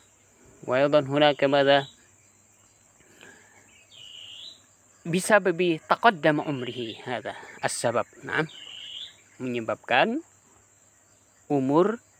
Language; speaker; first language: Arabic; non-native, fluent; Indonesian